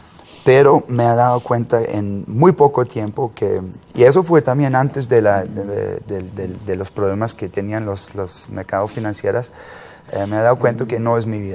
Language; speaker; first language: Spanish; non-native, fluent; German